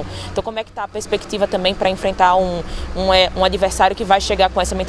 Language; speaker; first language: Portuguese; native; Portuguese